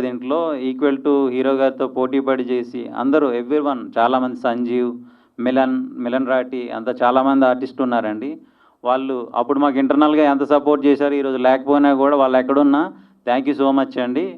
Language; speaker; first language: Telugu; native; Telugu